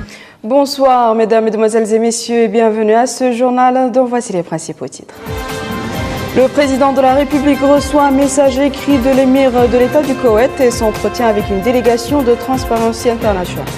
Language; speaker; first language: French; non-native, local second language; Arabic